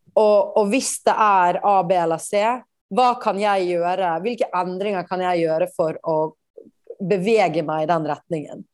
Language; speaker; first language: Norwegian; native; Norwegian